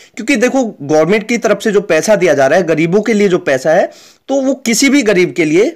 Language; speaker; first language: Hindi; native; Hindi